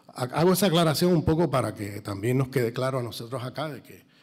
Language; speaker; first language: Spanish; native; Spanish